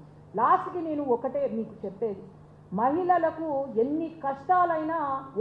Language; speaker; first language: Telugu; native; Telugu